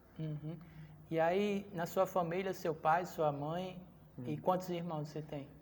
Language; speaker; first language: Portuguese; native; Portuguese